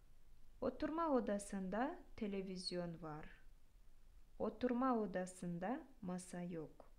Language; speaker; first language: Turkish; non-native, fluent; Kyrgyz